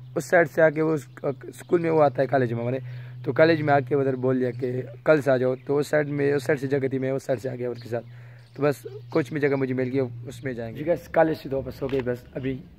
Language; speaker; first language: Urdu; non-native, local second language; Pashto